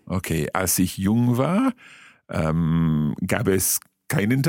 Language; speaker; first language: German; non-native, learner; English